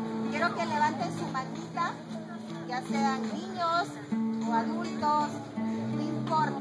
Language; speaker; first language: Spanish; native; Spanish